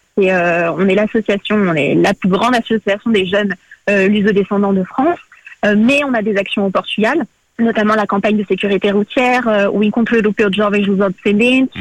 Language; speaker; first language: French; early bilingual, other home language; Portuguese